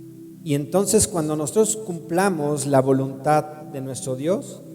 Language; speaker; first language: Spanish; native; Spanish